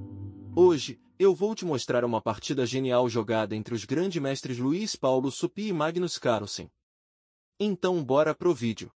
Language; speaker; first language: Portuguese; native; Portuguese